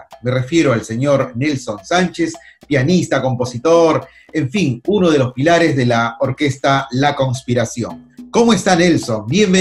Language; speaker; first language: Spanish; native; Spanish